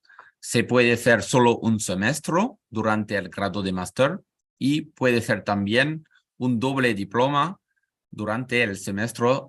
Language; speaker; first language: Spanish; non-native, learner; French